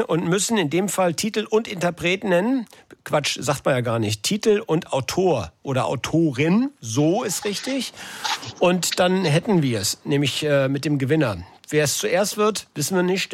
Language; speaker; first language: German; native; German